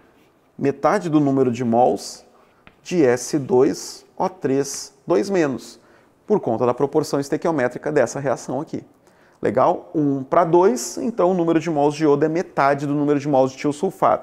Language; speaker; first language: Portuguese; native; Portuguese